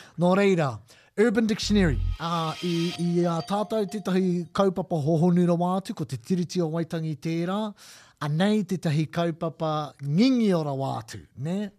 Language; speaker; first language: Māori; non-native, local second language; English